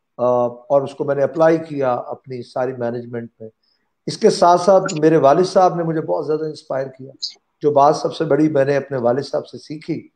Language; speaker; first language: Urdu; non-native, local second language; Punjabi